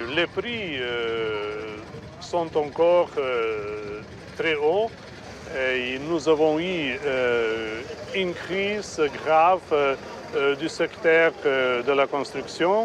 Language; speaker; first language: French; non-native, fluent; Slovenian